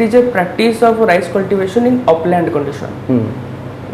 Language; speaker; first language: English; non-native, local second language; Odia